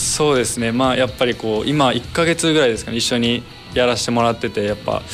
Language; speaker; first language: Japanese; native; Japanese